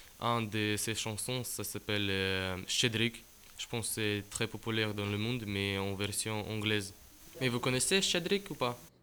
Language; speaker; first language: French; early bilingual, other home language; Ukrainian